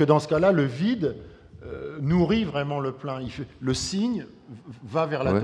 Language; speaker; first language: French; native; French